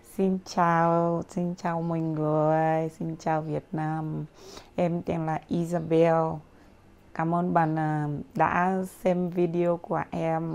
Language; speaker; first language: Vietnamese; non-native, learner; Portuguese